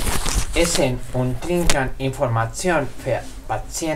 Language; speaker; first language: German; non-native, fluent; Spanish